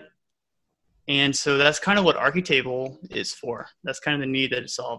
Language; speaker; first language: English; native; English